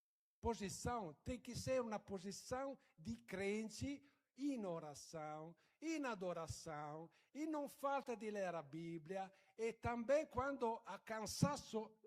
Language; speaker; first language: Portuguese; non-native, fluent; Italian